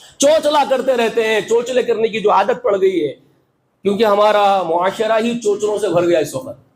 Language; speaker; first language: Urdu; native; Urdu